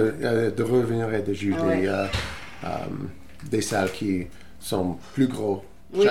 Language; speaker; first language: French; non-native, learner; English